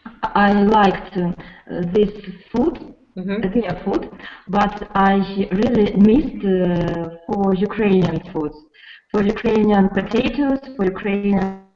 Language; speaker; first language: English; non-native, learner; Russian